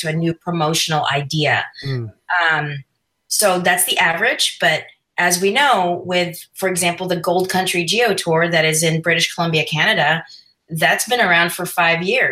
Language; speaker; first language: English; non-native, local second language; Filipino